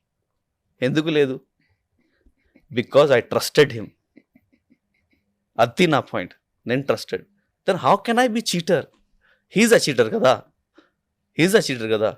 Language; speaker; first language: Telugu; non-native, local second language; Urdu